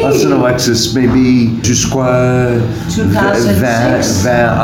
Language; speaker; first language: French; non-native, learner; English